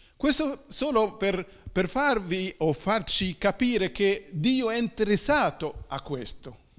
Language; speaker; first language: Italian; non-native, fluent; Arabic